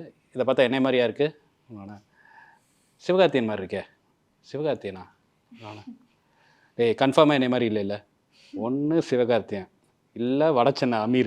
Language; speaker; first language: Tamil; native; Tamil